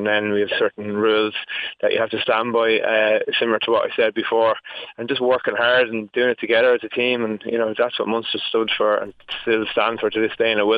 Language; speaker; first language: English; native; English